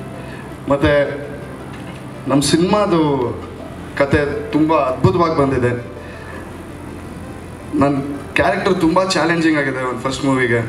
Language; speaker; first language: Kannada; native; Kannada